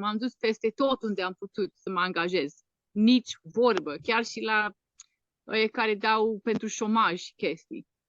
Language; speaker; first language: Romanian; non-native, fluent; English